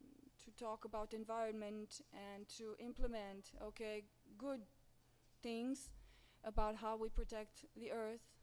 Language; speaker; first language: English; non-native, fluent; Romanian